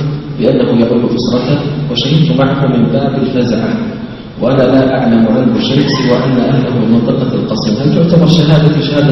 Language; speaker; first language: Arabic; native; Arabic